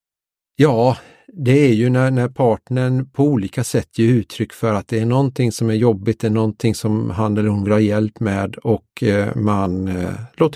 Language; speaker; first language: Swedish; native; Swedish